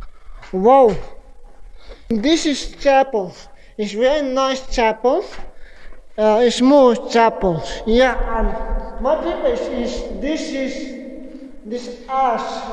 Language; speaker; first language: English; non-native, learner; Croatian